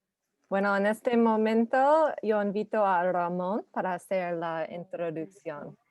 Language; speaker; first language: Spanish; non-native, fluent; English